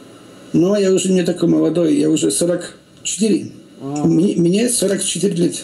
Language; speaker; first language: Russian; non-native, learner; Polish